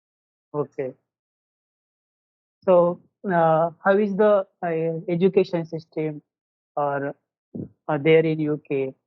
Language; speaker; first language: English; non-native, learner; Marathi